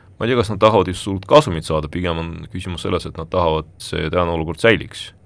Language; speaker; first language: Estonian; non-native, local second language; Russian